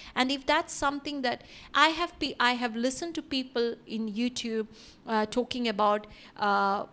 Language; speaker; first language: English; non-native, local second language; Malayalam